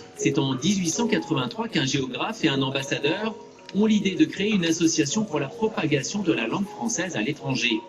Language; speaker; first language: French; native; French